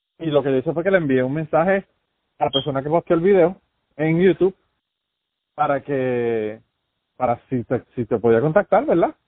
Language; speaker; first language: Spanish; native; Spanish